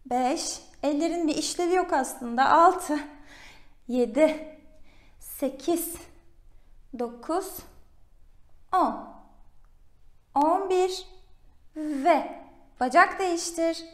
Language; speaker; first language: Turkish; native; Turkish